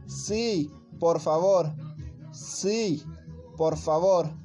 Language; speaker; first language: Spanish; non-native, learner; Haitian Creole